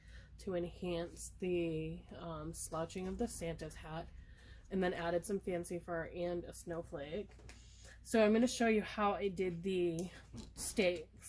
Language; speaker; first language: English; native; English